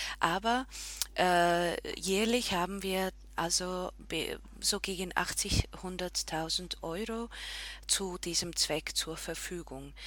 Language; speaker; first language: German; non-native, fluent; Slovak